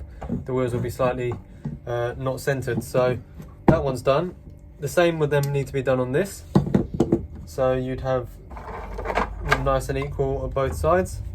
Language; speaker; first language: English; native; English